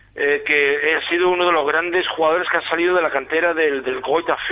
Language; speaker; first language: Spanish; non-native, fluent; German